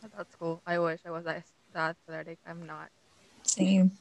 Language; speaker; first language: English; non-native, fluent; Spanish